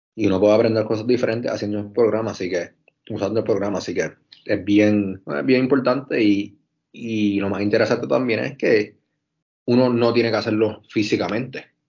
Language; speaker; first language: Spanish; native; Spanish